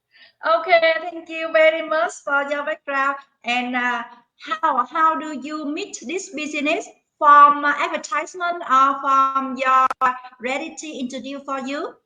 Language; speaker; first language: English; non-native, learner; Vietnamese